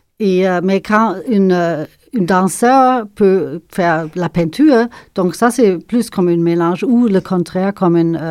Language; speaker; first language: French; non-native, fluent; German